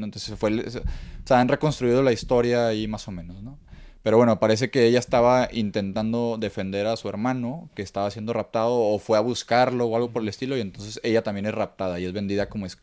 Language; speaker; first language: Spanish; native; Spanish